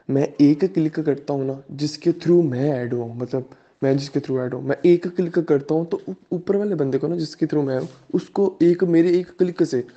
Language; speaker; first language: Urdu; native; Urdu